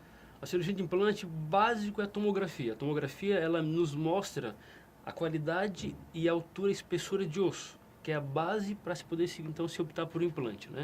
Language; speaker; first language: Portuguese; native; Portuguese